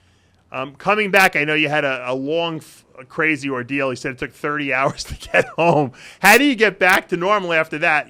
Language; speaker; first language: English; native; English